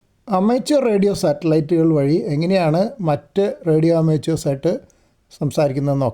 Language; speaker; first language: Malayalam; native; Malayalam